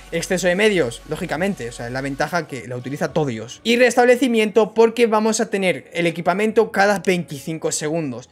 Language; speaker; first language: Spanish; native; Spanish